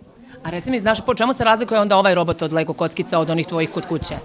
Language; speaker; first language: Bosnian; native; Bosnian